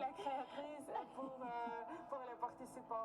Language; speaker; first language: French; non-native, learner; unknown